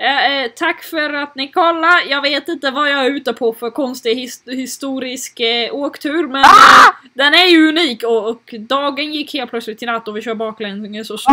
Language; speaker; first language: Swedish; native; Swedish